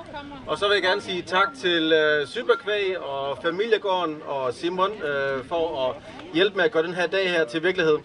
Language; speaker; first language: Danish; native; Danish